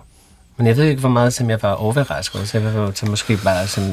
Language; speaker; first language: Danish; non-native, fluent; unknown